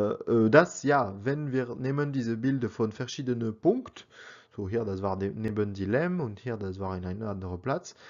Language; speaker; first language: German; non-native, learner; French